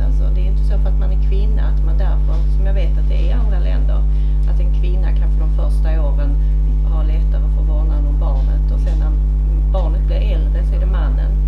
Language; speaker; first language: Swedish; native; Swedish